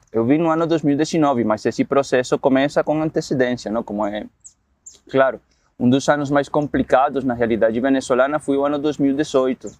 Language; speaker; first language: Portuguese; non-native, fluent; Spanish